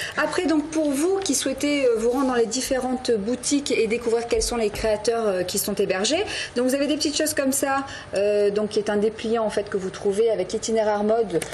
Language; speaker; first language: French; native; French